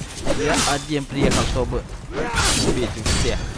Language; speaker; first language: Russian; non-native, local second language; Romanian